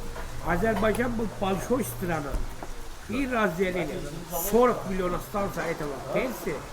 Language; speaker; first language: Russian; non-native, learner; Azerbaijani